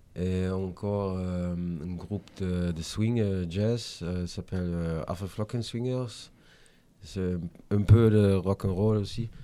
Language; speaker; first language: French; non-native, learner; Latvian